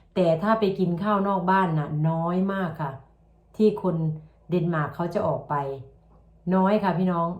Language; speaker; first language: Thai; native; Thai